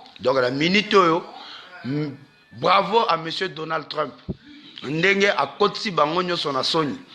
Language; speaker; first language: Lingala; native; Lingala